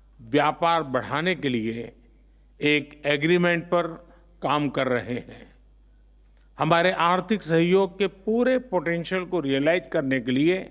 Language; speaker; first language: Hindi; non-native, local second language; Gujarati